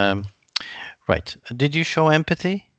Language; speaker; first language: English; non-native, fluent; Persian